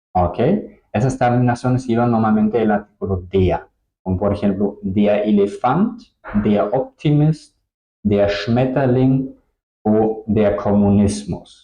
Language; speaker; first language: Spanish; non-native, fluent; German